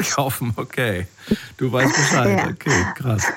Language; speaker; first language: German; native; German